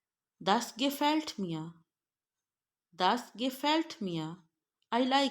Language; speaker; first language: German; non-native, fluent; Urdu